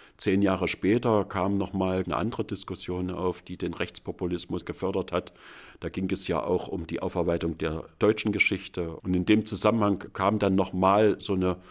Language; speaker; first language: German; native; German